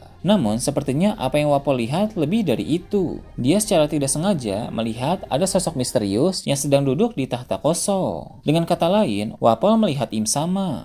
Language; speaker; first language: Indonesian; native; Indonesian